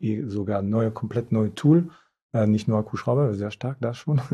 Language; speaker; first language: German; non-native, fluent; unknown